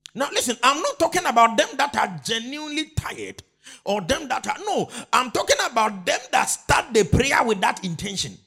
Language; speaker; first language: English; non-native, local second language; Akan